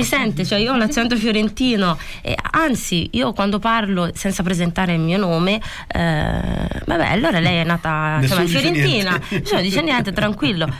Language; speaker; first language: Italian; early bilingual, other home language; Arabic